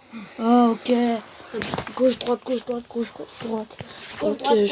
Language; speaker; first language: French; native; French